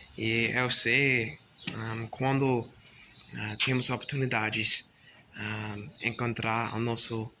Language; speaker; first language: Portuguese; non-native, learner; English